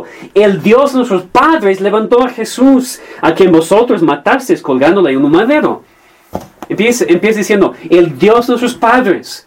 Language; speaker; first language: Spanish; non-native, fluent; English